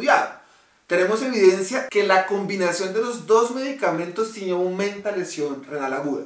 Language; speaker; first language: Spanish; native; Spanish